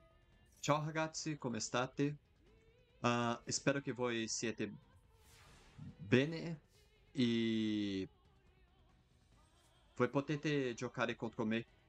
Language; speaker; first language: Italian; non-native, learner; Portuguese